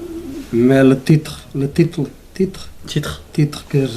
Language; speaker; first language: French; non-native, learner; Portuguese